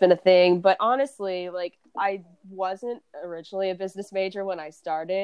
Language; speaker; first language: English; native; English